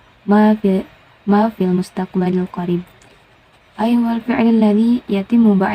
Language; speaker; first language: Arabic; non-native, learner; Indonesian